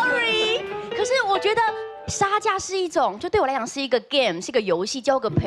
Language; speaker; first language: Chinese; native; Chinese